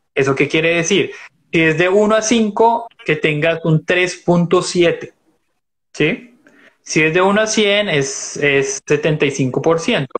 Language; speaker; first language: Spanish; native; Spanish